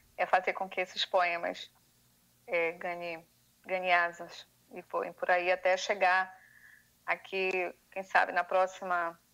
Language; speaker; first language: Portuguese; native; Portuguese